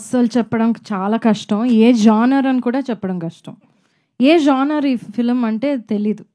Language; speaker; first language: Telugu; non-native, fluent; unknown